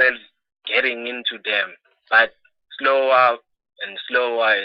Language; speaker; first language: English; non-native, local second language; Swati